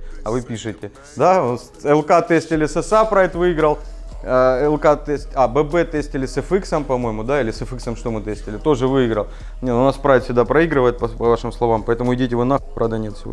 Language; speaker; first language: Russian; native; Russian